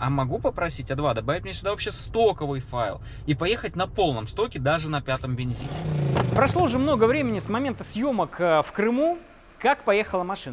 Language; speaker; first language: Russian; native; Russian